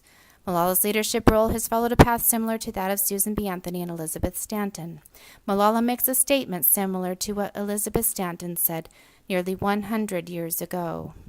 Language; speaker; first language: English; native; English